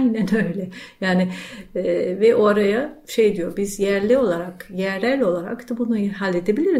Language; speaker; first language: Turkish; non-native, fluent; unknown